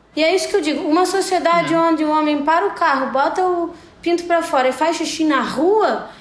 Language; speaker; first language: Portuguese; native; Portuguese